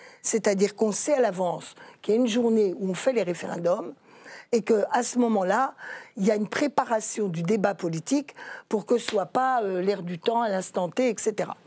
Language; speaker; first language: French; native; French